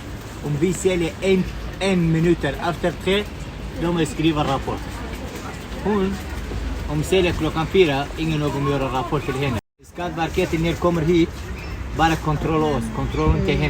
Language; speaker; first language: Swedish; non-native, learner; Kurdish